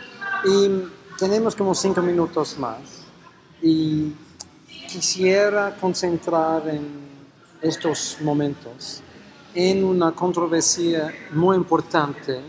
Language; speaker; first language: Spanish; non-native, fluent; English